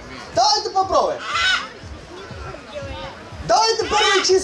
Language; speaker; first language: Russian; non-native, learner; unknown